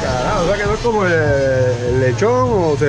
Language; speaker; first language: Spanish; native; Spanish